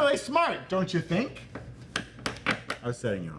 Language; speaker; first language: English; native; English